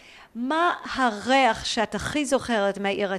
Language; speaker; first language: Hebrew; native; Hebrew